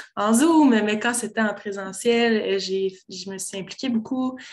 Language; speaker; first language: French; native; French